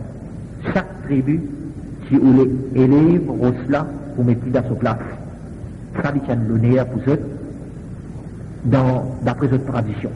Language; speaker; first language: French; non-native, local second language; Morisyen